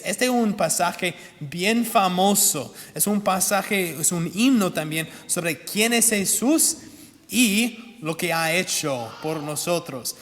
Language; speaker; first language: Spanish; non-native, fluent; English